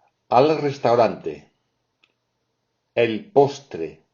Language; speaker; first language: Spanish; non-native, fluent; French